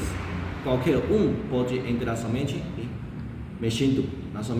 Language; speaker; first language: Portuguese; non-native, fluent; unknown